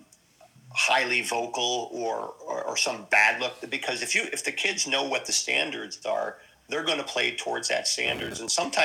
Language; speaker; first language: English; native; English